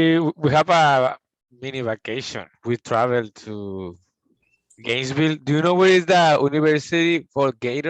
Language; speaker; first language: English; non-native, learner; Spanish